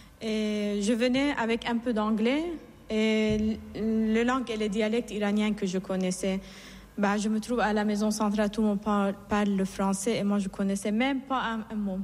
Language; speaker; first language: French; non-native, fluent; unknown